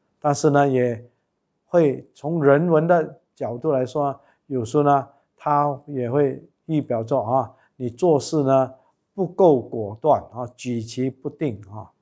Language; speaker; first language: Chinese; native; Chinese